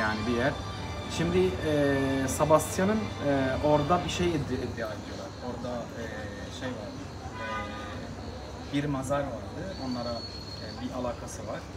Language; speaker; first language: Turkish; non-native, learner; Arabic